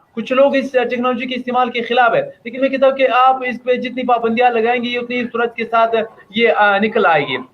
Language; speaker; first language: Urdu; non-native, local second language; Pashto